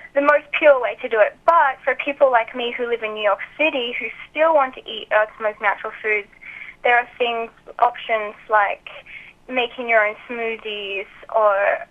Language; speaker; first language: English; native; English